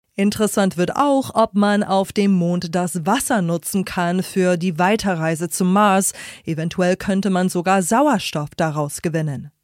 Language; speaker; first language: German; native; German